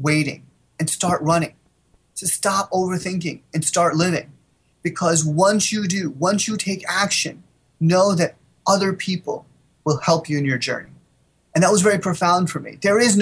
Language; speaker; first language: English; native; English